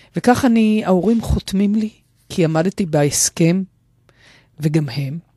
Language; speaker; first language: Hebrew; native; Hebrew